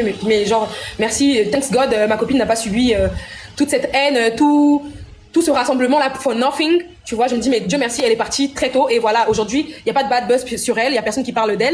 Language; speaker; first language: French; non-native, local second language; Lingala